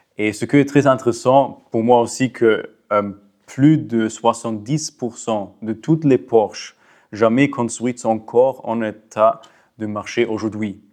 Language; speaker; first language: French; non-native, local second language; Swiss German